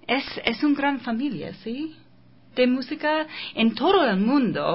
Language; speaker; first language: Spanish; non-native, learner; English